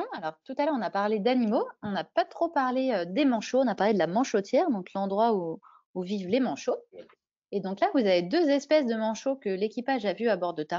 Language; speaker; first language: French; native; French